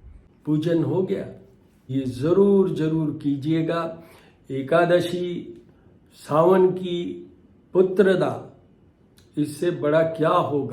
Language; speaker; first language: Hindi; native; Hindi